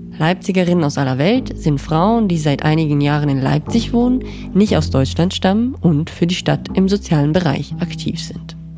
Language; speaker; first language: German; non-native, fluent; Italian